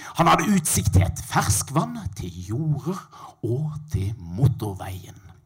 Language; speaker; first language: Norwegian; native; Norwegian